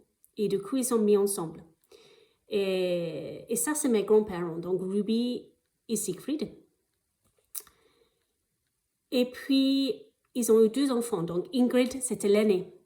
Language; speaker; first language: French; non-native, fluent; English